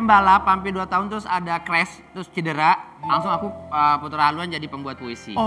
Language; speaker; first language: Indonesian; native; Indonesian